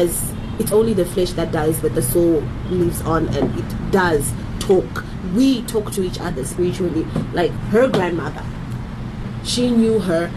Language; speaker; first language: English; non-native, local second language; Shona